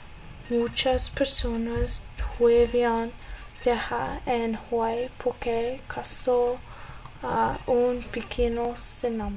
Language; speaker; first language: Spanish; non-native, learner; English